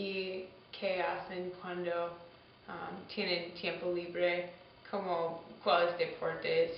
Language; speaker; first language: Spanish; non-native, learner; English